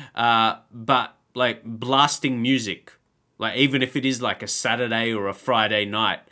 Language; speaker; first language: English; native; English